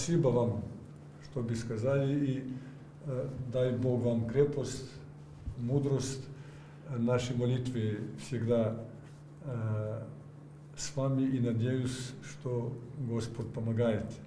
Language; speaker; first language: Russian; non-native, learner; Serbian